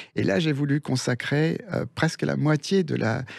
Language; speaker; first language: French; early bilingual, other home language; Spanish